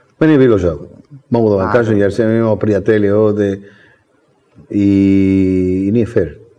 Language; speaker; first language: Serbian; non-native, fluent; Spanish